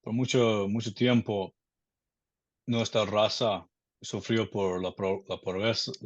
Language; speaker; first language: Spanish; early bilingual, other home language; English